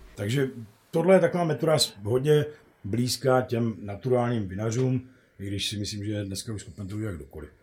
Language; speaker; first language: Czech; native; Czech